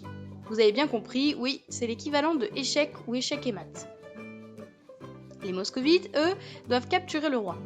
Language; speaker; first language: French; native; French